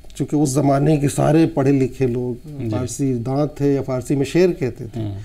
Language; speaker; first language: Urdu; native; Urdu